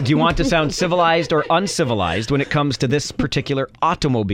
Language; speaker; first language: English; native; English